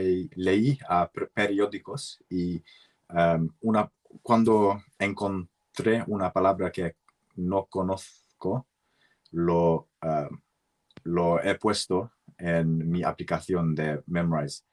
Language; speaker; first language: Spanish; non-native, learner; English